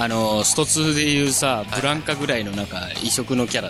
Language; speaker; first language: Japanese; native; Japanese